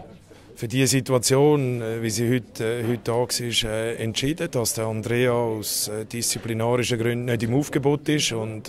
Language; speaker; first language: German; native; German